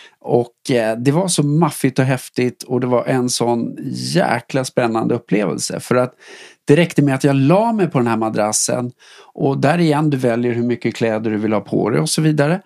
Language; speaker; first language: Swedish; native; Swedish